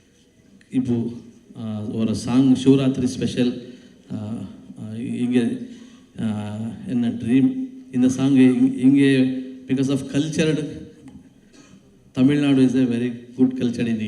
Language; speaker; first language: Tamil; non-native, learner; Kannada